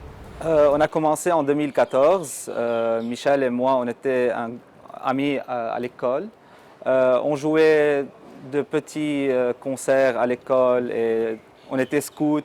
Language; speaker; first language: French; non-native, local second language; Arabic